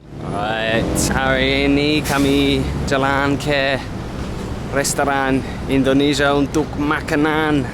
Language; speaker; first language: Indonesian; non-native, learner; English